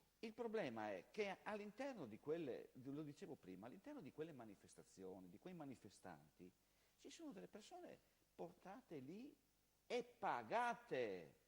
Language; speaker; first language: Italian; native; Italian